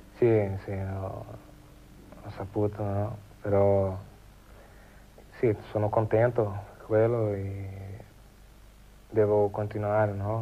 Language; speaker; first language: Italian; non-native, learner; Portuguese